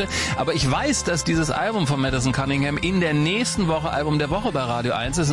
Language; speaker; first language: German; native; German